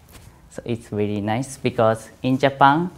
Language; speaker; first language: English; non-native, learner; Japanese